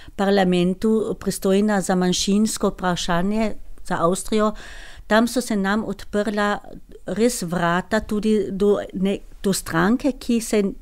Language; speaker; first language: Slovenian; native; Slovenian